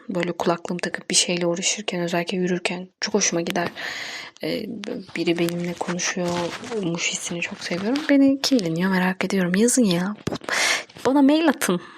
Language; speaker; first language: Turkish; non-native, local second language; Kurdish